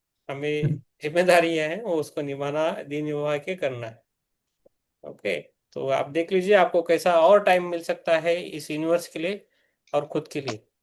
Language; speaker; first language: Hindi; native; Hindi